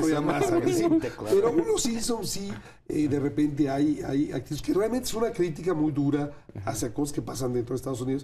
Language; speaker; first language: Spanish; native; Spanish